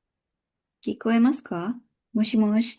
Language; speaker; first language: Japanese; non-native, fluent; Indonesian